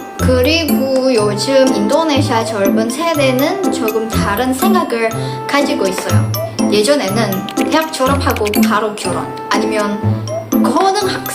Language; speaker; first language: Korean; non-native, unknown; Indonesian